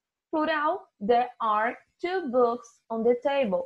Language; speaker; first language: English; non-native, fluent; Portuguese